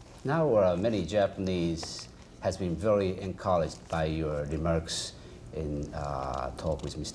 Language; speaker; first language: English; non-native, fluent; Japanese